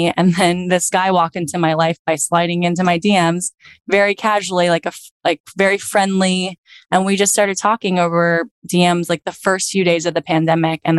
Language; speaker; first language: English; native; English